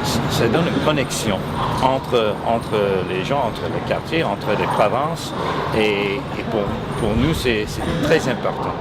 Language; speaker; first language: French; non-native, local second language; English